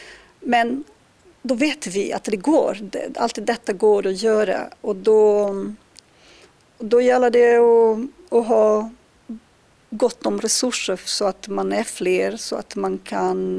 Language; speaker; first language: Swedish; non-native, fluent; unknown